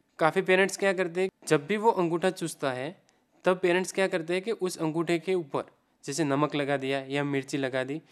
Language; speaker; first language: Hindi; non-native, local second language; Gujarati